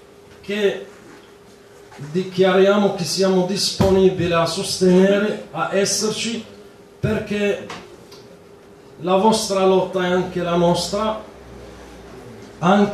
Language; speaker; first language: Italian; non-native, fluent; Arabic